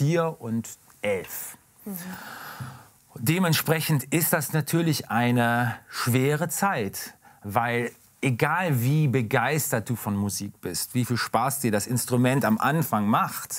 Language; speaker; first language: German; native; German